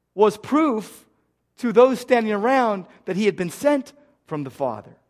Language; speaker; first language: English; native; English